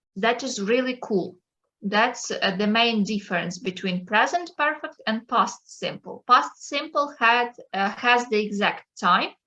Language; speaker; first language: English; non-native, fluent; Ukrainian